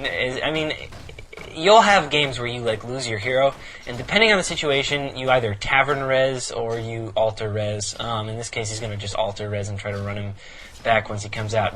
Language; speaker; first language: English; native; English